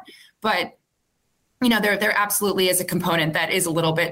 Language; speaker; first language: English; native; English